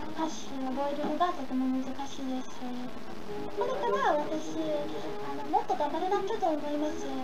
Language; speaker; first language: Japanese; non-native, learner; English